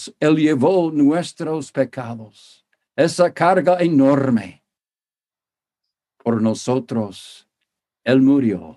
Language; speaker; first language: Spanish; non-native, fluent; English